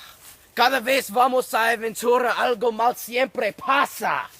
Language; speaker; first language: Spanish; non-native, learner; English